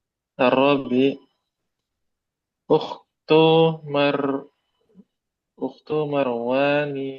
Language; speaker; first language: Arabic; non-native, learner; Indonesian